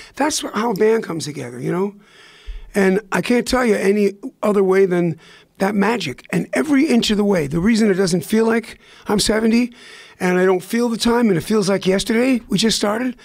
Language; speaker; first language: English; native; English